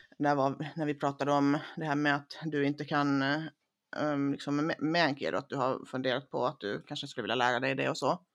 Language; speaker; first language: Swedish; early bilingual, other home language; Finnish